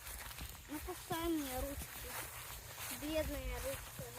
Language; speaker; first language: Russian; early bilingual, heritage; Russian